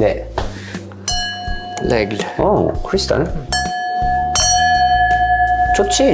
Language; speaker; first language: Korean; non-native, learner; French